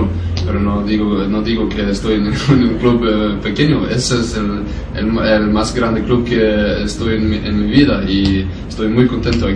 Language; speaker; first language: Spanish; non-native, fluent; Norwegian